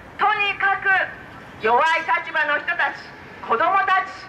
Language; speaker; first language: Japanese; native; Japanese